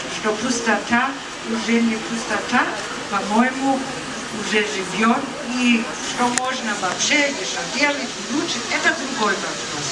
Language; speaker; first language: Russian; non-native, fluent; German